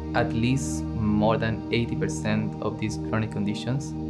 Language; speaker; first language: English; non-native, fluent; Spanish